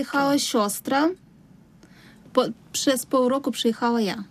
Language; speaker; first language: Polish; non-native, learner; Russian